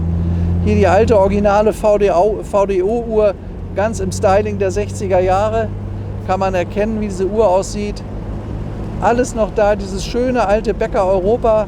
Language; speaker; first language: German; native; German